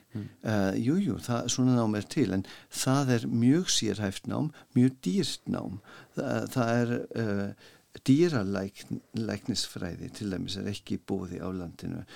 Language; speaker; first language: Icelandic; non-native, fluent; German